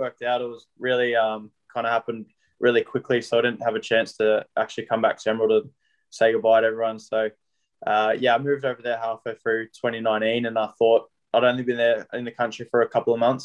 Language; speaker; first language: English; native; English